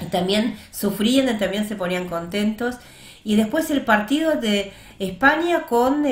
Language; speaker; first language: Spanish; early bilingual, heritage; Russian